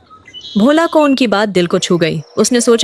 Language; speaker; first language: Hindi; native; Hindi